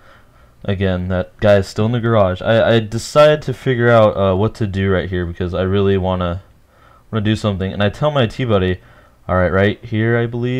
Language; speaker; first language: English; native; English